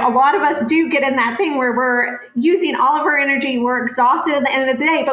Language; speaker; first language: English; native; English